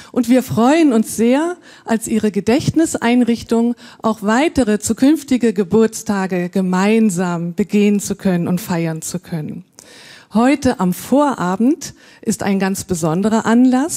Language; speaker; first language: German; native; German